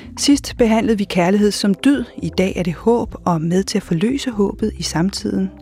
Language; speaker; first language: Danish; native; Danish